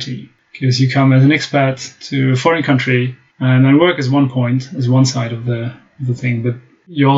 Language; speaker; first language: English; non-native, fluent; German